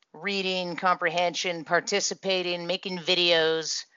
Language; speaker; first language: English; native; English